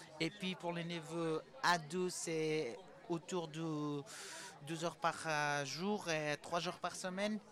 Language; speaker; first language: French; non-native, fluent; Persian